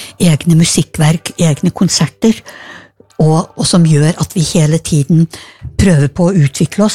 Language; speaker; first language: Norwegian; native; Norwegian